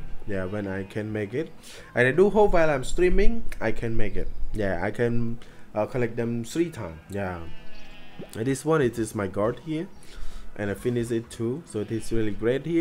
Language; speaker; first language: English; non-native, learner; Khmer